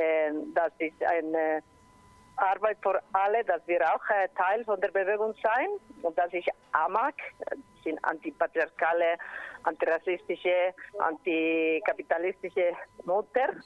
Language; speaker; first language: German; non-native, learner; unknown